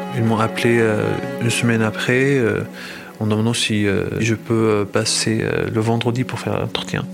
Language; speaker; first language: French; non-native, fluent; Arabic